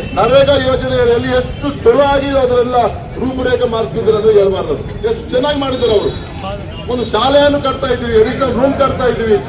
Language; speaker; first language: Kannada; native; Kannada